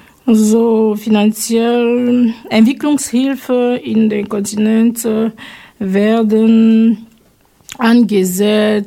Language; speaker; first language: German; non-native, fluent; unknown